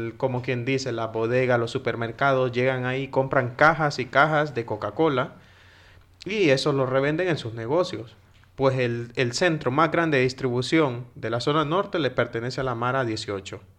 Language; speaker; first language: Spanish; native; Spanish